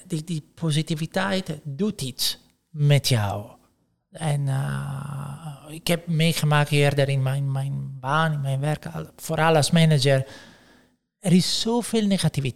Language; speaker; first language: Dutch; non-native, fluent; Italian